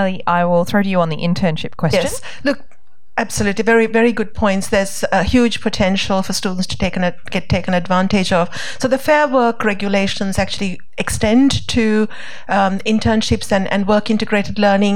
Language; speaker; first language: English; non-native, local second language; Sinhala